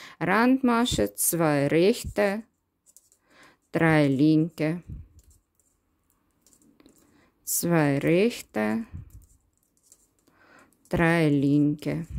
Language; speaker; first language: German; non-native, learner; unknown